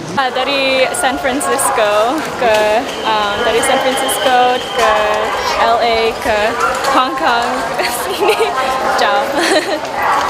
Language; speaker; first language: Indonesian; non-native, learner; English